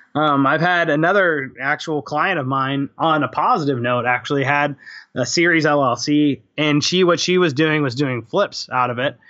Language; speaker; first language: English; native; English